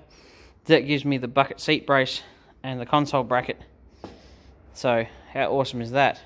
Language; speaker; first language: English; native; English